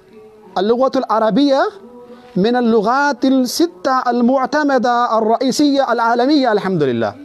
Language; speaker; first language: Arabic; non-native, fluent; Urdu